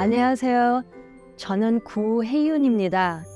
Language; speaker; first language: Korean; early bilingual, heritage; Korean